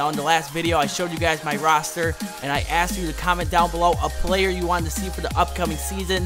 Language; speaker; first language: English; native; English